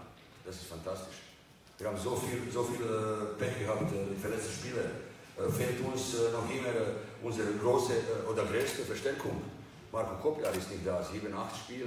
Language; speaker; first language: German; non-native, fluent; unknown